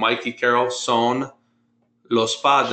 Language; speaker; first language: Spanish; non-native, fluent; English